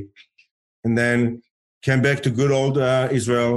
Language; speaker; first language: English; early bilingual, other home language; Hebrew